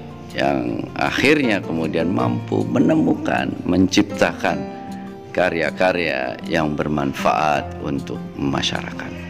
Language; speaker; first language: Indonesian; native; Indonesian